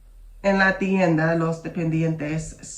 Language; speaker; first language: Spanish; non-native, learner; English